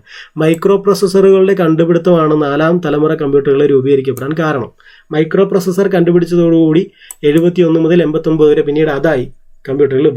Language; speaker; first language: Malayalam; native; Malayalam